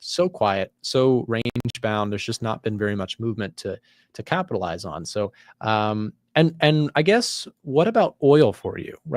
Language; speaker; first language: English; native; English